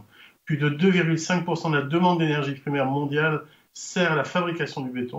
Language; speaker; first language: French; native; French